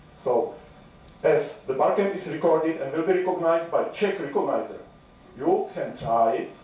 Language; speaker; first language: English; non-native, fluent; Czech